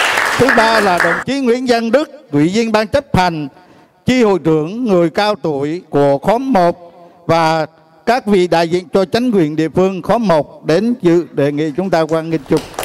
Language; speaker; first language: Vietnamese; native; Vietnamese